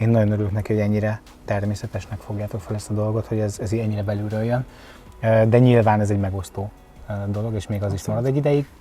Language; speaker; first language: Hungarian; native; Hungarian